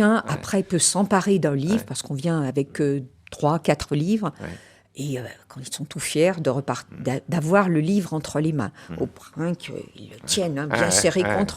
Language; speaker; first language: French; native; French